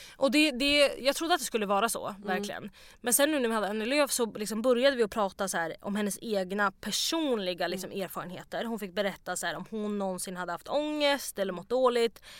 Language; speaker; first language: Swedish; native; Swedish